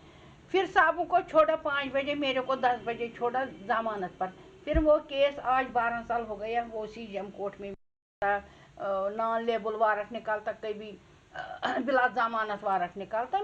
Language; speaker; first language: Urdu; non-native, local second language; Kashmiri